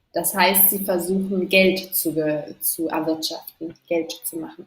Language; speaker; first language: German; native; German